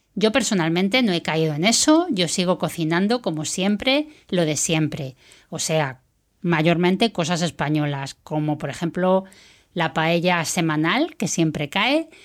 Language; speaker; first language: Spanish; native; Spanish